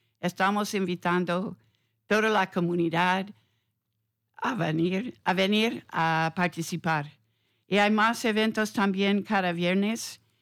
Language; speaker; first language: Spanish; non-native, fluent; English